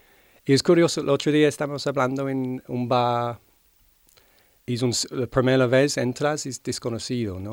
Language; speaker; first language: Spanish; non-native, fluent; English